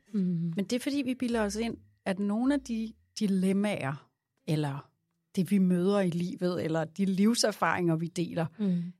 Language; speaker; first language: Danish; native; Danish